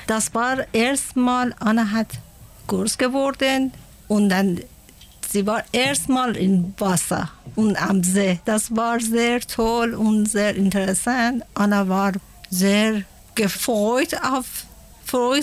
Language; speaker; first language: German; non-native, learner; Persian